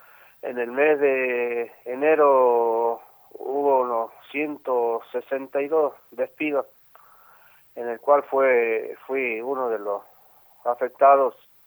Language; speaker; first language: Spanish; native; Spanish